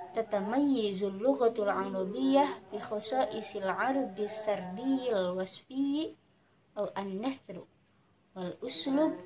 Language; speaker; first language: Arabic; non-native, learner; Indonesian